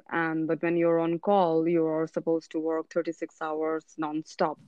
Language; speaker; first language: English; non-native, local second language; Urdu